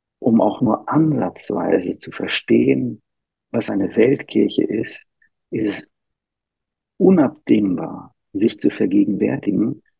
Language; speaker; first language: German; native; German